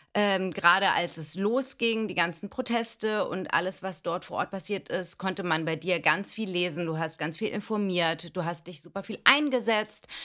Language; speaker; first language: German; early bilingual, other home language; Greek